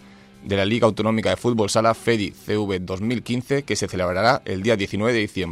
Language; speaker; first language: Spanish; native; Spanish